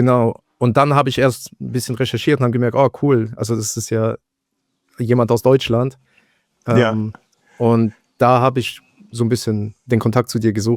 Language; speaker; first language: German; native; German